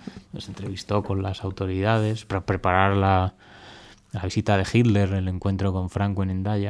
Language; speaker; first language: Spanish; native; Spanish